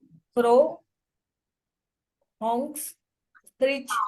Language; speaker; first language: German; non-native, learner; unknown